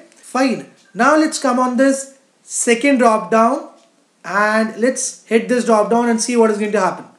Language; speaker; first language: English; non-native, local second language; Hindi